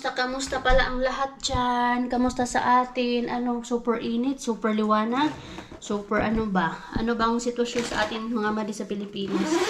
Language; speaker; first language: Filipino; native; Filipino